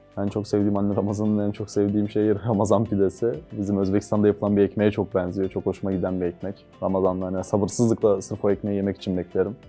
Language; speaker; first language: Turkish; early bilingual, other home language; Uzbek